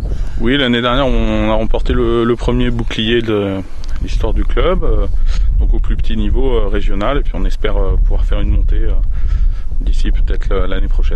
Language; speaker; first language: French; native; French